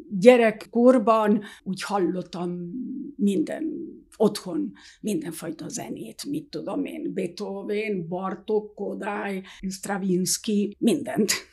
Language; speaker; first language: Hungarian; early bilingual, heritage; Hungarian